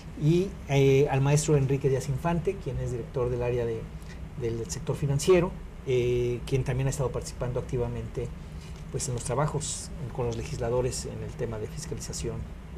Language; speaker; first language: Spanish; native; Spanish